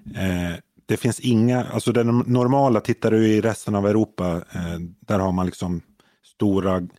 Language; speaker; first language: Swedish; native; Swedish